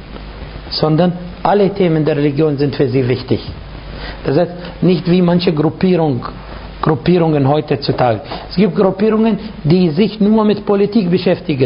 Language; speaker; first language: German; non-native, fluent; Arabic